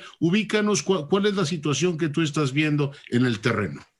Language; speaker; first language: Spanish; native; Spanish